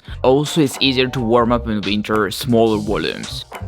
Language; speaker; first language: English; non-native, fluent; Russian